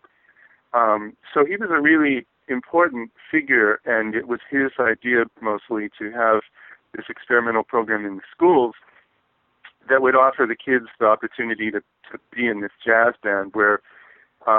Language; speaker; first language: English; native; English